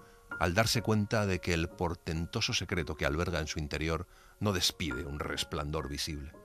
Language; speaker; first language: Spanish; native; Spanish